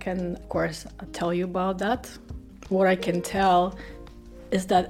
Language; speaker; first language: English; non-native, fluent; Russian